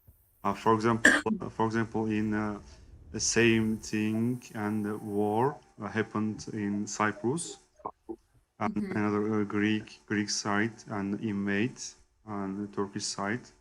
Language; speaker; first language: English; non-native, learner; Turkish